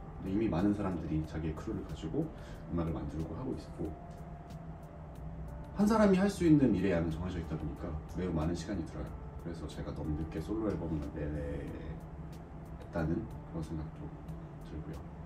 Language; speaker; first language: Korean; native; Korean